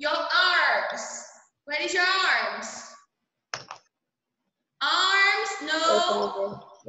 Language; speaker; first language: English; non-native, fluent; Portuguese